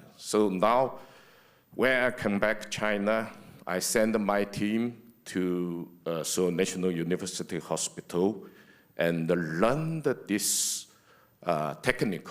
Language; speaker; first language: English; non-native, fluent; Chinese